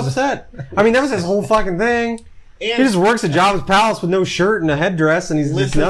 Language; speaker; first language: English; native; English